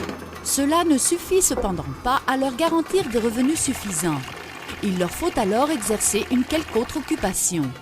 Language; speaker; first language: French; native; French